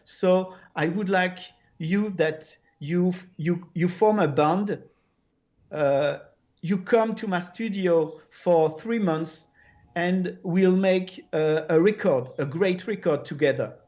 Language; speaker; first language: English; non-native, learner; French